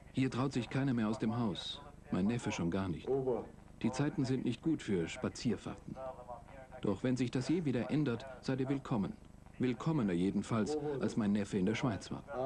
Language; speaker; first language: German; native; German